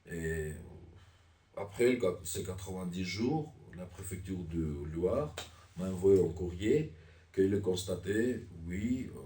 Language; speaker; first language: French; non-native, learner; Armenian